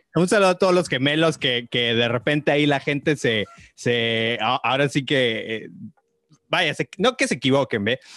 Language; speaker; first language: Spanish; native; Spanish